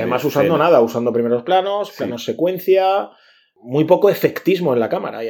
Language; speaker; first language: Spanish; native; Spanish